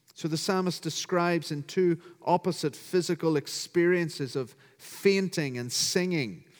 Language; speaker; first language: English; native; English